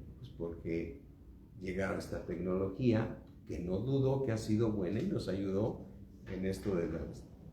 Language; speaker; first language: Spanish; native; Spanish